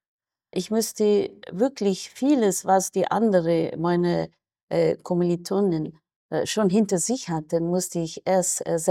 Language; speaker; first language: German; non-native, fluent; Persian